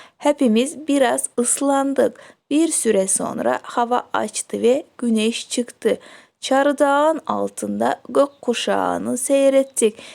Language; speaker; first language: Turkish; non-native, fluent; Kyrgyz